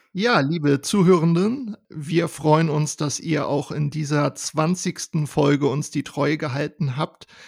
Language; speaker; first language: German; native; German